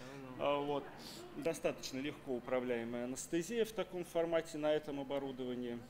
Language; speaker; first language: Russian; native; Russian